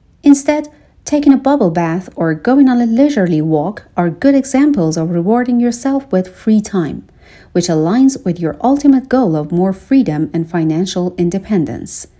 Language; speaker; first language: English; non-native, fluent; Persian